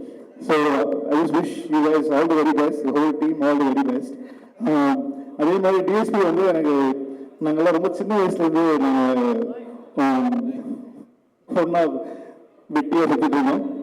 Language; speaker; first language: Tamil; native; Tamil